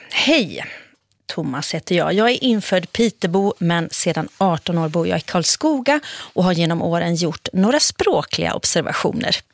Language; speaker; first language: Swedish; native; Swedish